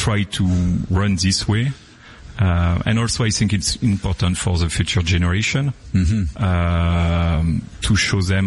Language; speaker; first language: English; non-native, fluent; French